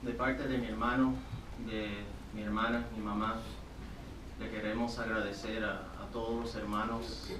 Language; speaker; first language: Spanish; early bilingual, heritage; Spanish